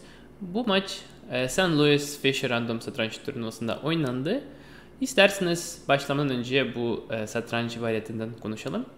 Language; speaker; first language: Turkish; non-native, fluent; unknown